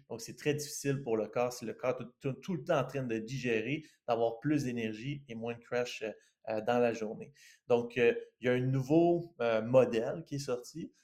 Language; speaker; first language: French; native; French